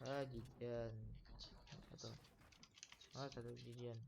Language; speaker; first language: French; native; French